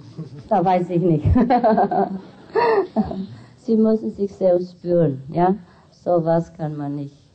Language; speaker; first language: German; non-native, fluent; Vietnamese